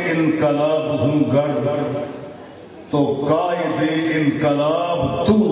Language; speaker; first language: Urdu; non-native, local second language; Saraiki